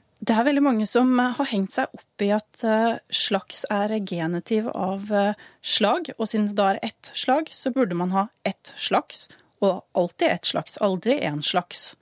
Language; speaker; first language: Norwegian; native; Norwegian